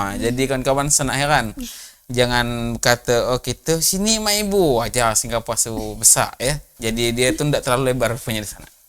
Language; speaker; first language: Indonesian; native; Indonesian